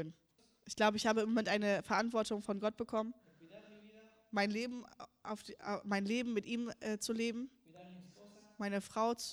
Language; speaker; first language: German; early bilingual, heritage; German